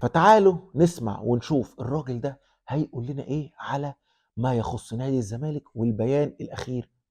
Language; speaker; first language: Arabic; native; Arabic